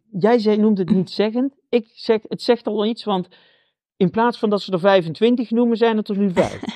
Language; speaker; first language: Dutch; native; Dutch